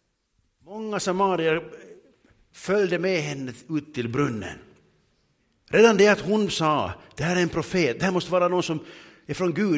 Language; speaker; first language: Swedish; native; Swedish